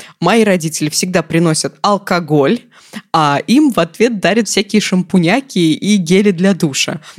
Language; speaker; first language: Russian; native; Russian